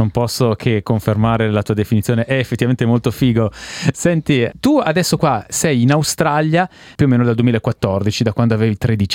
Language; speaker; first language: Italian; native; Italian